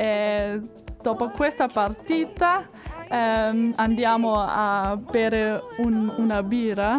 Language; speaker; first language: Italian; non-native, fluent; German